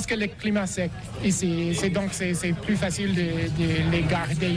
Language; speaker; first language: French; non-native, learner; English